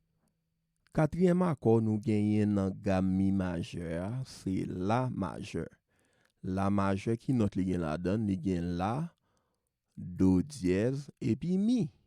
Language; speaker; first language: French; non-native, local second language; Haitian Creole